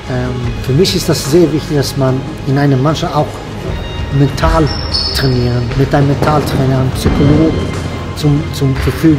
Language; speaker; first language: German; non-native, fluent; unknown